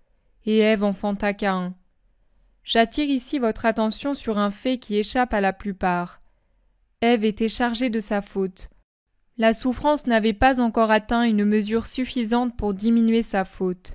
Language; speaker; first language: French; native; French